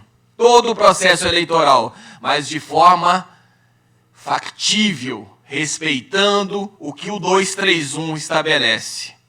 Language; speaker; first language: Portuguese; native; Portuguese